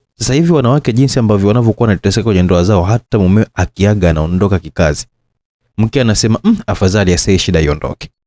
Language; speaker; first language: Swahili; native; Swahili